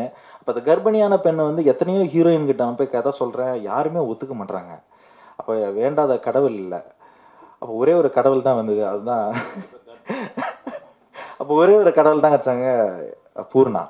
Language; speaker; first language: Tamil; native; Tamil